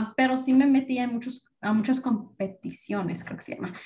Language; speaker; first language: Spanish; early bilingual, heritage; Spanish